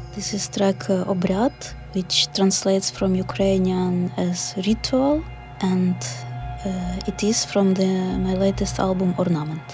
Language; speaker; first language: English; non-native, fluent; Ukrainian